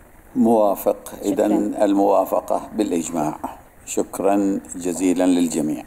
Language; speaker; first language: Arabic; native; Arabic